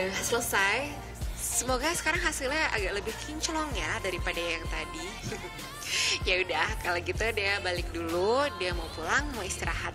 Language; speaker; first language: Indonesian; native; Indonesian